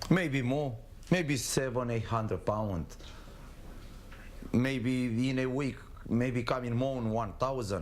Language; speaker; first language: English; non-native, learner; Romanian